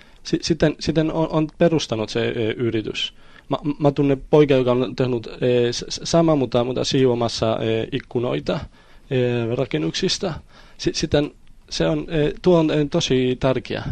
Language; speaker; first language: Finnish; non-native, fluent; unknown